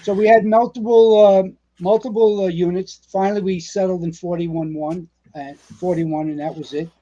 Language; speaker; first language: English; native; English